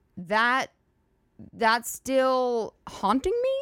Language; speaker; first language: English; native; English